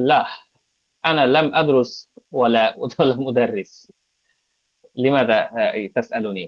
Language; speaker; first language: Arabic; non-native, fluent; Bangla